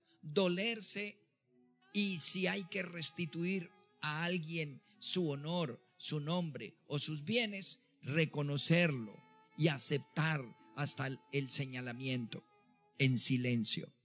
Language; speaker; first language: Spanish; native; Spanish